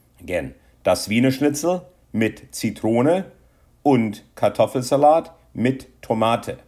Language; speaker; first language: German; non-native, fluent; English